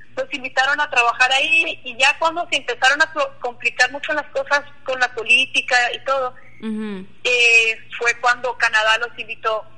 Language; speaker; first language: Spanish; non-native, local second language; Plautdietsch